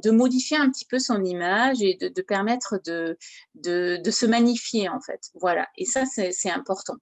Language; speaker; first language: French; native; French